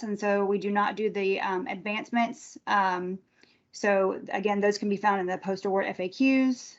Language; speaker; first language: English; native; English